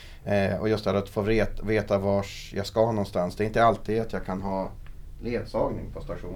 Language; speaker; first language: Swedish; native; Swedish